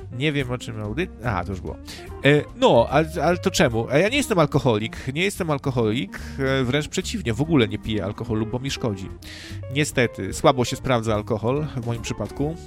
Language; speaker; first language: Polish; native; Polish